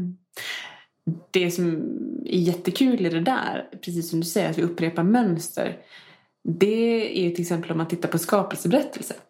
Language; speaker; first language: Swedish; native; Swedish